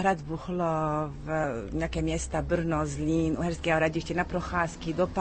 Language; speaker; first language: Czech; early bilingual, heritage; Arabic